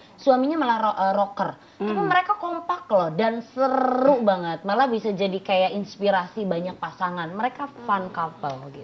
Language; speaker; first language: Indonesian; native; Indonesian